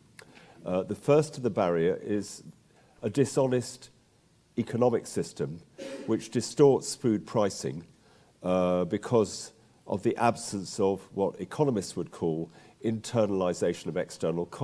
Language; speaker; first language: English; native; English